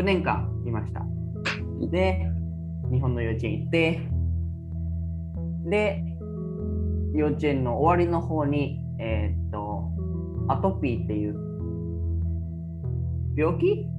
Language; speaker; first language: Japanese; early bilingual, other home language; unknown